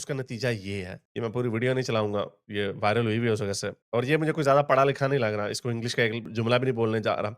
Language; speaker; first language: Urdu; native; Urdu